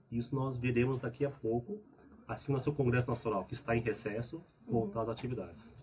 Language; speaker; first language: Portuguese; early bilingual, other home language; Korean